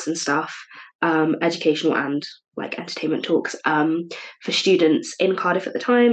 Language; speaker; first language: English; native; English